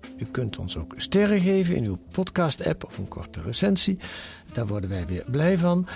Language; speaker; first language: Dutch; native; Dutch